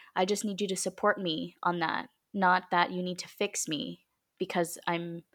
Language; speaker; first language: English; early bilingual, other home language; Filipino